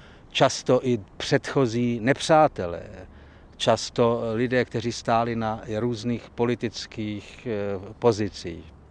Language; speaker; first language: Czech; native; Czech